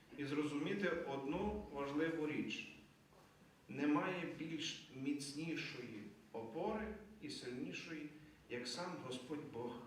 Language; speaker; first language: Ukrainian; native; Ukrainian